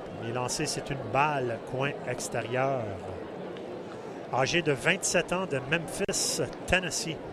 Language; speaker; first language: French; native; French